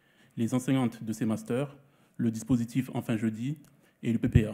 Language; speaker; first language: French; native; French